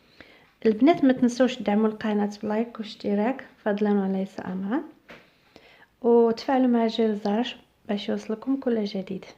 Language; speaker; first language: Arabic; native; Arabic